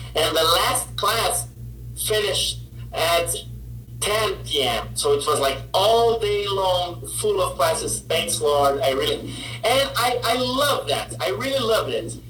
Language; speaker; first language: English; non-native, fluent; Portuguese